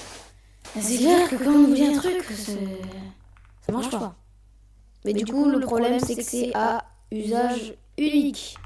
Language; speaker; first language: French; native; French